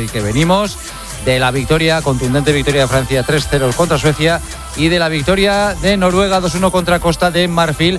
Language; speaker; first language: Spanish; native; Spanish